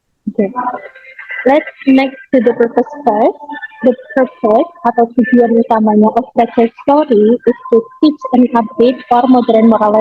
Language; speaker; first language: English; non-native, learner; Indonesian